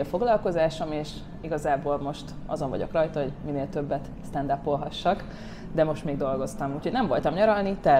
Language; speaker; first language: Hungarian; native; Hungarian